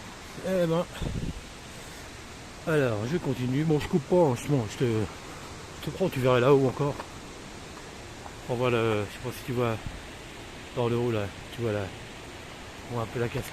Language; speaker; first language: French; native; French